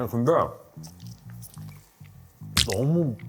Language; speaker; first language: Korean; native; Korean